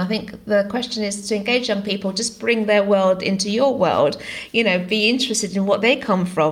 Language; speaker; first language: English; non-native, local second language; Greek